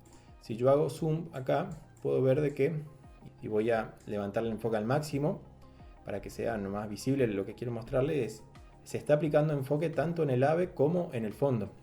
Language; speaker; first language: Spanish; native; Spanish